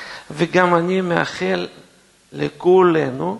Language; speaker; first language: Hebrew; non-native, fluent; Russian